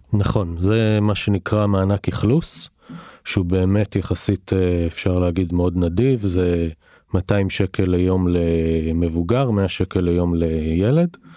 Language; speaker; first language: Hebrew; native; Hebrew